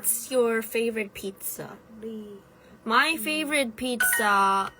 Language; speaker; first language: English; non-native, fluent; Italian